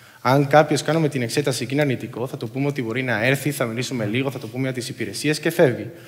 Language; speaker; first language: Greek; non-native, fluent; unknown